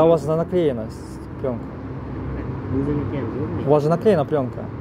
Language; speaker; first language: Russian; native; Russian